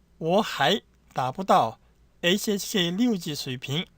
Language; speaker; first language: Chinese; non-native, fluent; Korean